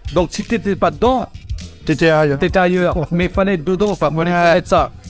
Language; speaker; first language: French; native; French